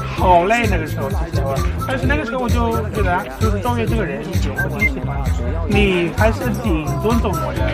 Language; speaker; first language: Chinese; non-native, fluent; Bulgarian